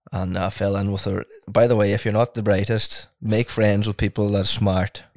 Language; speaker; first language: English; native; English